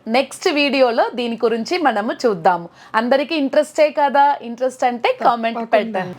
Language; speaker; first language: Telugu; non-native, local second language; Tamil